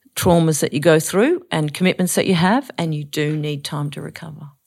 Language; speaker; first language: English; native; English